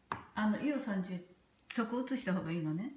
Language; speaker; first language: Japanese; native; Japanese